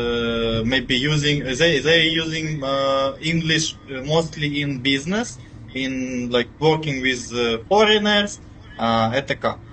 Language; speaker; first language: English; non-native, fluent; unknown